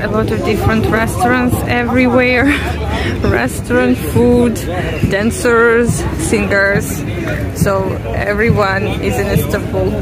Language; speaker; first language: English; non-native, fluent; Russian